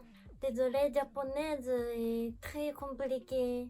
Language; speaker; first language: French; non-native, learner; Japanese